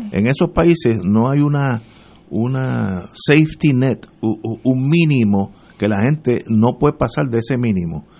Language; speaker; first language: Spanish; early bilingual, heritage; Spanish